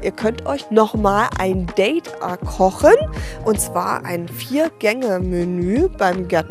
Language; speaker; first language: German; native; German